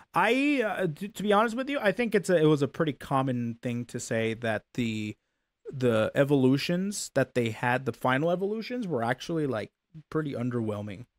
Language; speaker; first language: English; native; English